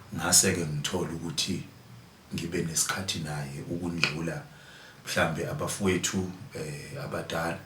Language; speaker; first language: Zulu; native; Zulu